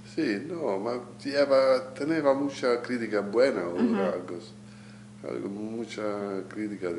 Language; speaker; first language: Spanish; non-native, learner; Italian